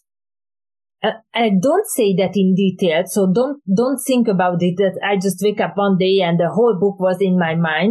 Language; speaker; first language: English; non-native, fluent; Hungarian